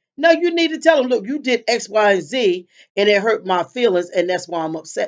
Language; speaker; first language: English; native; English